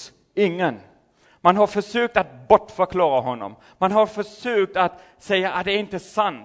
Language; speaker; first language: Swedish; non-native, fluent; German